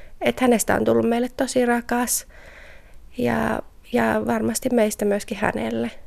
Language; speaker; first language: Finnish; native; Finnish